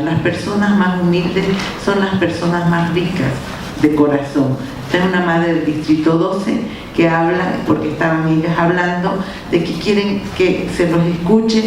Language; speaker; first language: Spanish; native; Spanish